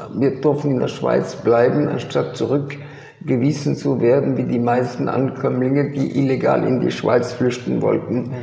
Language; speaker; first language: German; early bilingual, other home language; French